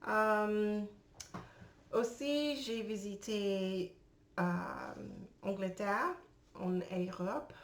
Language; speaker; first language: French; non-native, learner; English